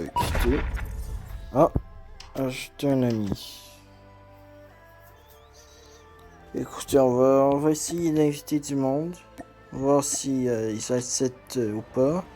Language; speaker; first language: French; native; French